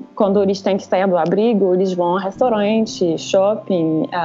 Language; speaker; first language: Portuguese; non-native, fluent; French